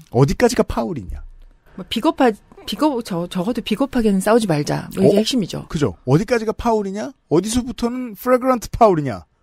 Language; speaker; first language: Korean; native; Korean